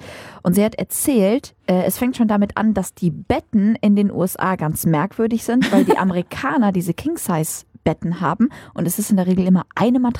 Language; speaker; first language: German; native; German